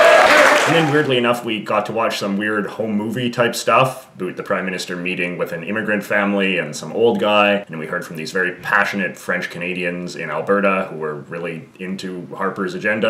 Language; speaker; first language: English; native; English